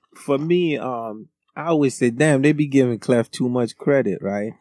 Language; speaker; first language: English; early bilingual, other home language; Haitian Creole